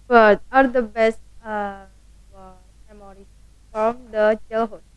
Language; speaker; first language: English; non-native, learner; Indonesian